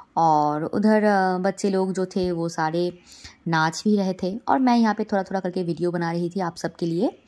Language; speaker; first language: Hindi; non-native, local second language; Bangla